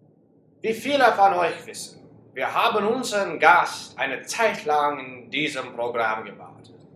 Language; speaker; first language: German; non-native, learner; English